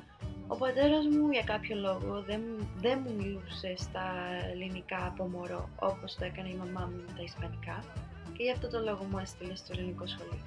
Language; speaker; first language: Greek; early bilingual, heritage; Spanish